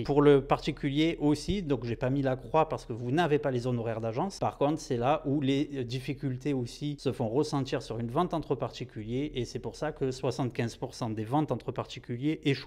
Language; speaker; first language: French; native; French